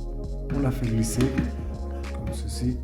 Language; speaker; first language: French; native; French